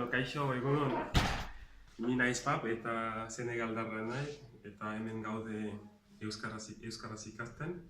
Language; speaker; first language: Basque; non-native, learner; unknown